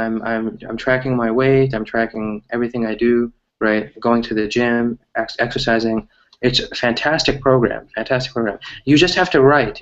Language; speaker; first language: English; early bilingual, other home language; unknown